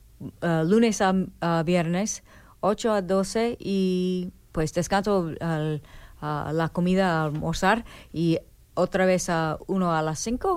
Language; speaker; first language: Spanish; non-native, learner; English